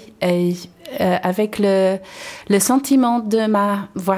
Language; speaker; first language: French; non-native, learner; English